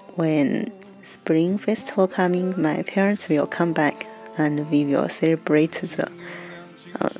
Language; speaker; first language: English; non-native, learner; Chinese